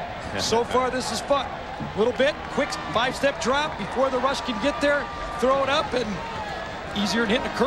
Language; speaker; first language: English; native; English